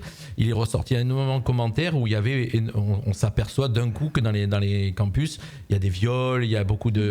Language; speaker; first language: French; native; French